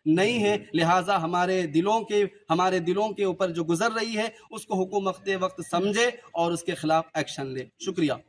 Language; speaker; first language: Urdu; native; Urdu